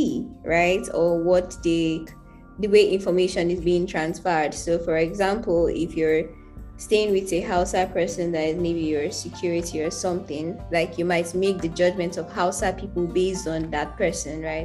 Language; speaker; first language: English; non-native, local second language; Hausa